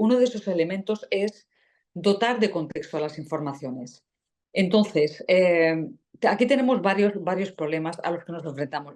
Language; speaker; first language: Spanish; native; Spanish